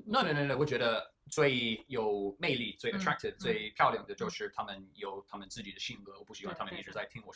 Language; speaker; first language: Chinese; early bilingual, heritage; English